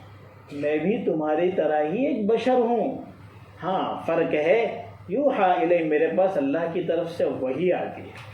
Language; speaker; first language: Urdu; native; Urdu